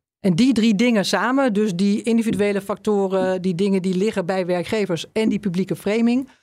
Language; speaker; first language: Dutch; native; Dutch